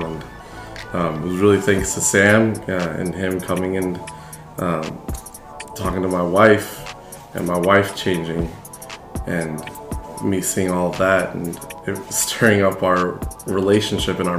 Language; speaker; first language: English; native; English